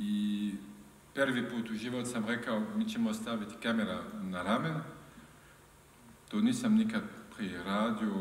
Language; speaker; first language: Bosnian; non-native, learner; French